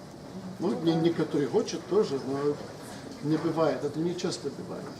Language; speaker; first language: Russian; non-native, learner; Polish